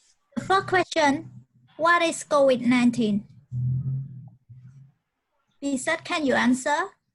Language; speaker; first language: English; non-native, learner; Khmer